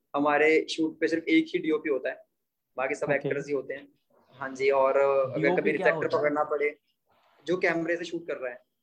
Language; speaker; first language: Hindi; native; Hindi